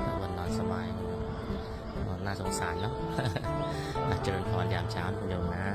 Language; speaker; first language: Thai; native; Thai